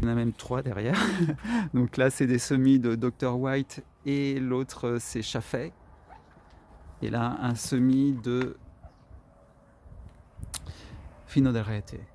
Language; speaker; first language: French; native; French